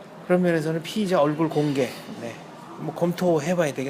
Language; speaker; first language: Korean; native; Korean